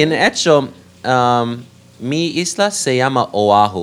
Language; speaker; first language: Spanish; non-native, learner; English